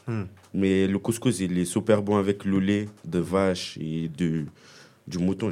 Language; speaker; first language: French; early bilingual, other home language; Kabuverdianu